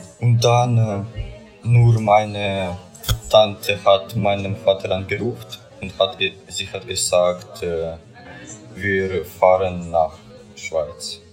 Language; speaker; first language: German; non-native, learner; Ukrainian